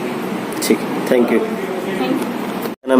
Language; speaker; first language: Hindi; native; Hindi